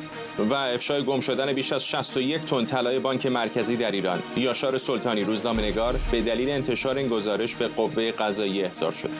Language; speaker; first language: Persian; native; Persian